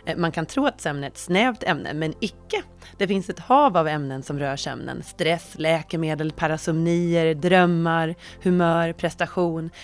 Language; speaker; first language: Swedish; native; Swedish